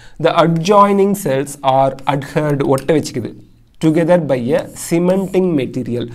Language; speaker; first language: English; non-native, local second language; Tamil